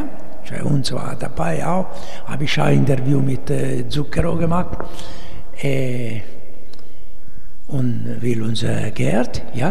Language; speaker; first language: German; non-native, learner; Italian